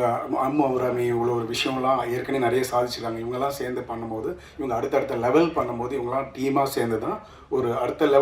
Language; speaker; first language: Tamil; native; Tamil